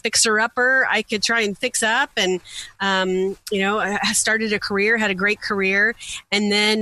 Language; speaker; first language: English; native; English